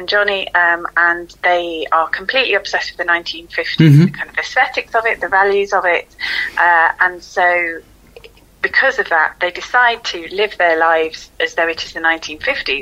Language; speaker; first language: English; native; English